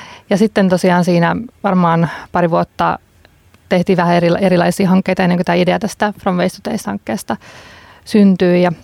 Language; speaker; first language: Finnish; native; Finnish